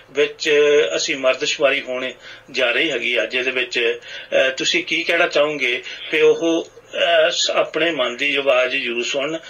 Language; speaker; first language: Punjabi; native; Punjabi